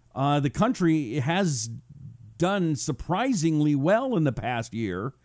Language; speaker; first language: English; native; English